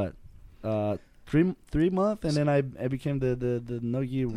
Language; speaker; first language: English; non-native, learner; Portuguese